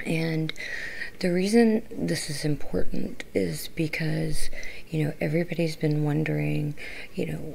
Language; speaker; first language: English; native; English